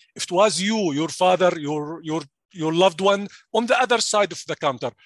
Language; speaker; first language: English; non-native, fluent; Arabic